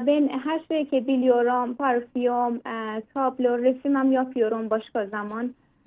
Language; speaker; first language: Turkish; non-native, learner; Persian